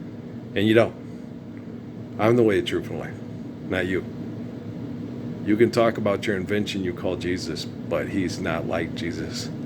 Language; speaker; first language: English; native; English